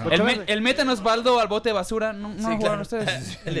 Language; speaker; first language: Spanish; native; Spanish